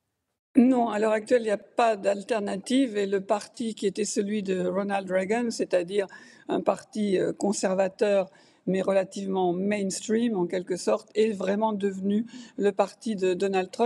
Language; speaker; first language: French; native; French